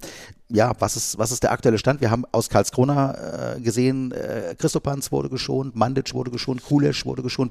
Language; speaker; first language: German; native; German